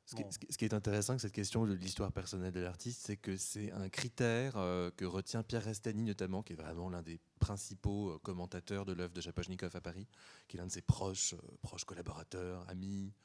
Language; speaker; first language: French; native; French